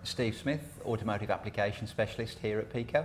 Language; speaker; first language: English; native; English